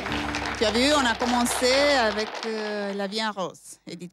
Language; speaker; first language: French; non-native, fluent; Romanian